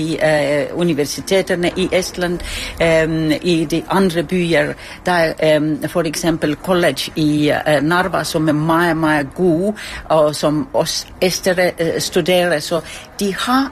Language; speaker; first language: Danish; non-native, fluent; Estonian